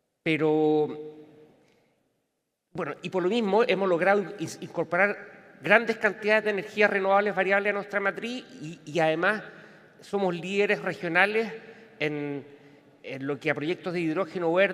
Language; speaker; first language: Spanish; native; Spanish